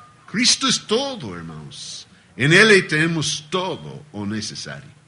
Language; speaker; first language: Spanish; non-native, learner; Portuguese